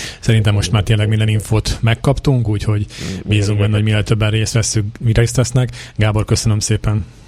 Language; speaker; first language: Hungarian; native; Hungarian